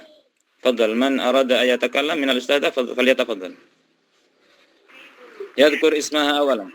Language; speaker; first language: Arabic; non-native, fluent; Indonesian